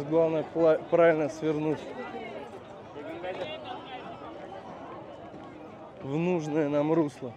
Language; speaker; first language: Russian; native; Russian